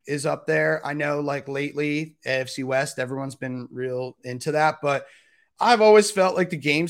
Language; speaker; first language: English; native; English